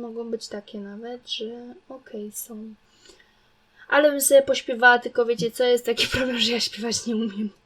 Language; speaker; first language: Polish; native; Polish